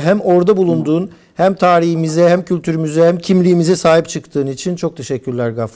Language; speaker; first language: Turkish; native; Turkish